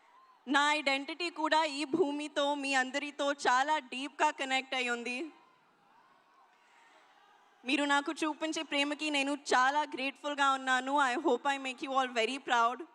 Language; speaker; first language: Telugu; non-native, learner; Hindi